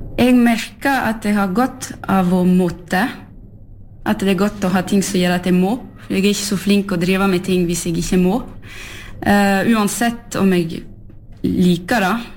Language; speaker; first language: Norwegian; early bilingual, heritage; French